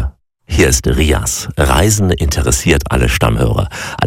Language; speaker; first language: German; native; German